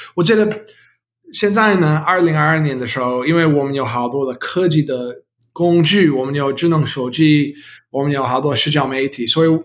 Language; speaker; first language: Chinese; non-native, learner; English